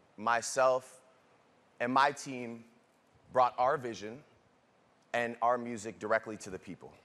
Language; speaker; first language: English; native; English